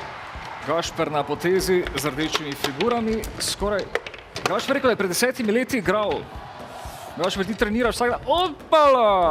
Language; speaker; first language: Slovenian; native; Slovenian